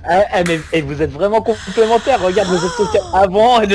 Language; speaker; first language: French; native; French